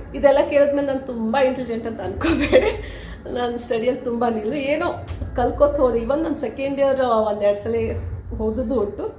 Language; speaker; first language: Kannada; native; Kannada